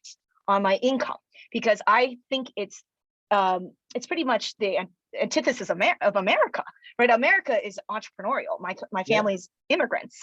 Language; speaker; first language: English; early bilingual, other home language; Chinese